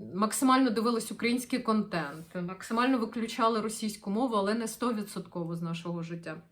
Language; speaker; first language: Ukrainian; non-native, local second language; Russian